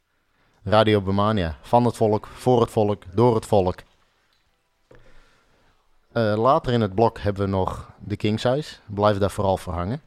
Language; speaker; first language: Dutch; native; Dutch